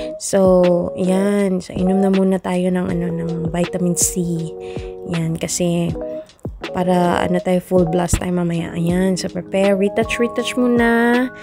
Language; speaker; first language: Filipino; non-native, local second language; Cebuano